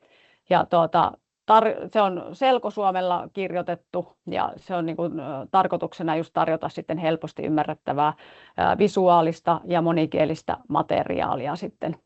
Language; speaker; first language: Finnish; native; Finnish